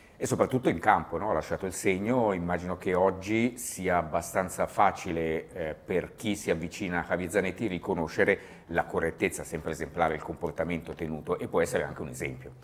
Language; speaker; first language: Italian; native; Italian